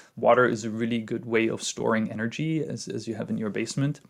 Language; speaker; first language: English; non-native, fluent; German